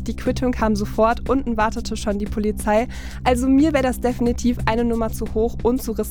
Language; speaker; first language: German; native; German